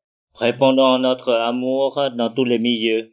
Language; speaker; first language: French; non-native, fluent; Vietnamese